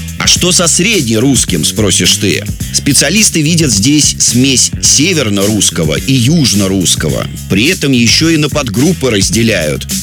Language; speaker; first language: Russian; native; Russian